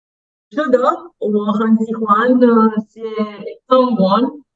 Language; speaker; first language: Chinese; non-native, learner; Romanian